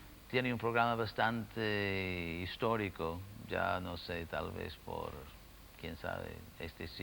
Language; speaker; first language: Spanish; non-native, fluent; English